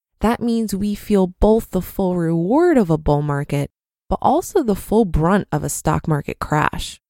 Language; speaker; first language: English; native; English